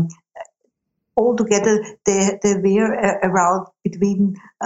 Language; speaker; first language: English; non-native, fluent; German